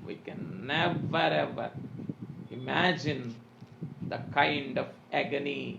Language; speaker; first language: English; non-native, local second language; Telugu